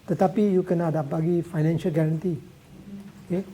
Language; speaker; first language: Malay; non-native, local second language; Cantonese